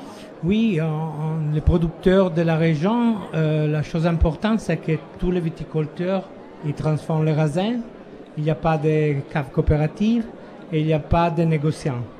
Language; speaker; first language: French; non-native, fluent; Italian